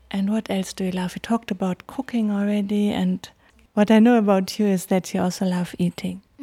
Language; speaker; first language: English; non-native, fluent; German